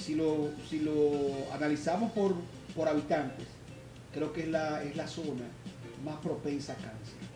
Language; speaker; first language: Spanish; native; Spanish